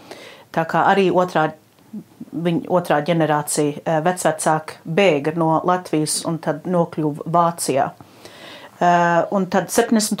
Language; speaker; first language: Latvian; early bilingual, heritage; Latvian